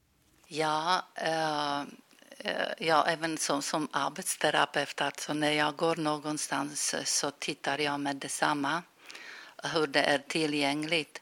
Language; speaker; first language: Swedish; non-native, fluent; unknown